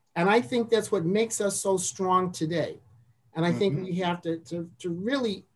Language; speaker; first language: English; native; English